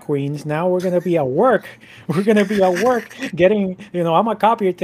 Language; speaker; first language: English; non-native, fluent; Spanish